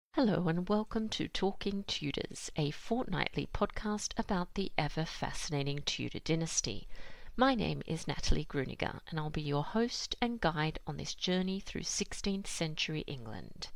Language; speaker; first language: English; native; English